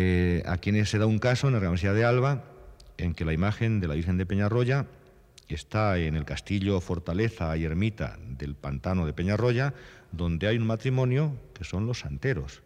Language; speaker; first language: Spanish; native; Spanish